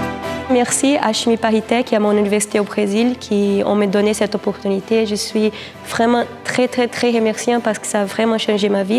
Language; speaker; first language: French; non-native, fluent; Portuguese